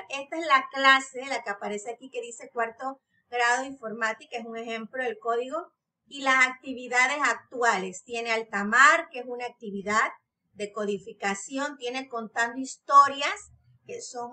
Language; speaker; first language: Spanish; native; Spanish